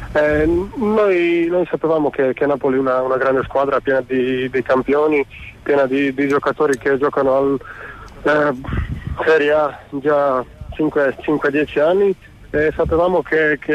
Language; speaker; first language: Italian; non-native, fluent; Croatian